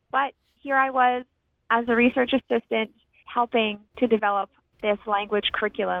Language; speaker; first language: English; native; English